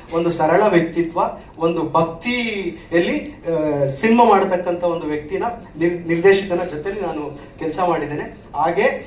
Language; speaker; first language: Kannada; native; Kannada